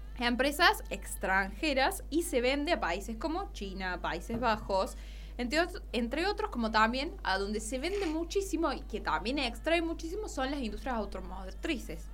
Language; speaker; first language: Spanish; native; Spanish